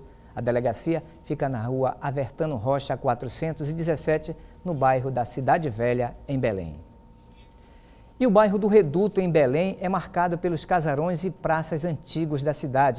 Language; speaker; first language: Portuguese; native; Portuguese